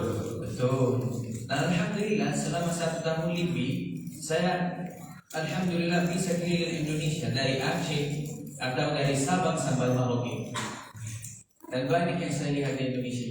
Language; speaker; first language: Indonesian; non-native, fluent; Arabic